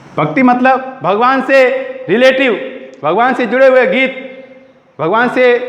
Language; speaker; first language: Hindi; native; Hindi